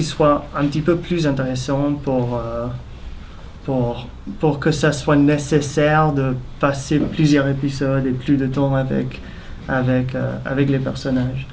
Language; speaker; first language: French; non-native, fluent; English